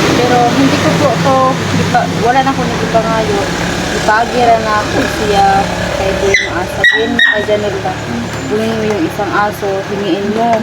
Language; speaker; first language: Filipino; non-native, local second language; Cebuano